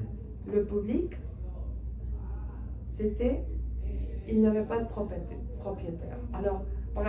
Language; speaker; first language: French; non-native, fluent; Spanish